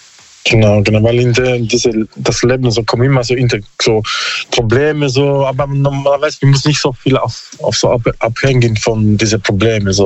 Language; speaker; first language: German; non-native, learner; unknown